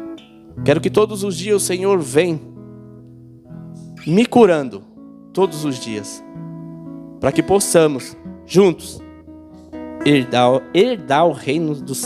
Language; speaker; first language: Portuguese; native; Portuguese